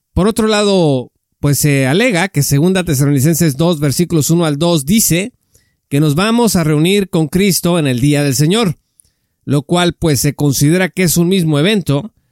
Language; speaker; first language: Spanish; native; Spanish